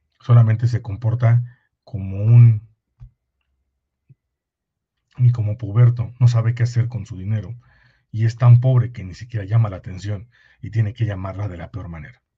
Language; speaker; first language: Spanish; native; Spanish